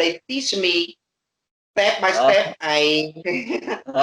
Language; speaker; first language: English; non-native, learner; Vietnamese